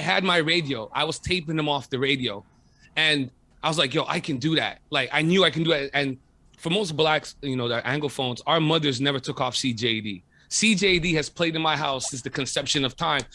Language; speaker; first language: English; native; English